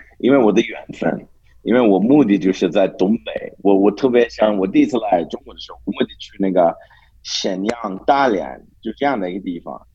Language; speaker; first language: Chinese; non-native, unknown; English